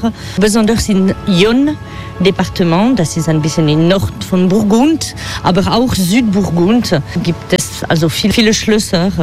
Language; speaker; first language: German; non-native, fluent; French